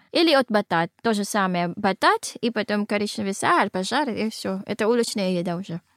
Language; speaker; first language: Russian; non-native, learner; Filipino